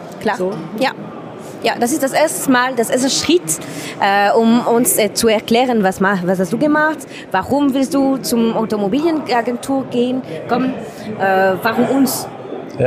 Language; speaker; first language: German; non-native, learner; French